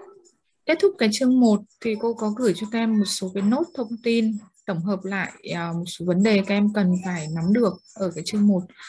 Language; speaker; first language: Vietnamese; native; Vietnamese